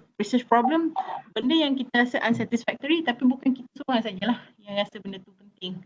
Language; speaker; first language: Malay; native; Malay